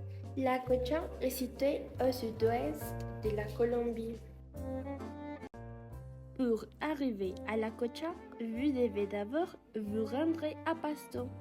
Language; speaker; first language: French; non-native, learner; Spanish